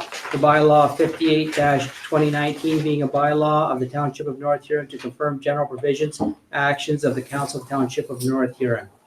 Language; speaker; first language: English; native; English